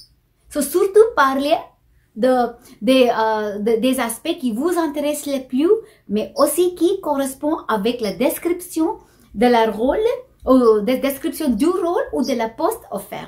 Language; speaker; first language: French; non-native, fluent; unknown